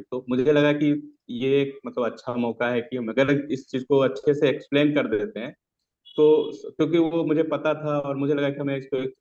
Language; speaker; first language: Hindi; native; Hindi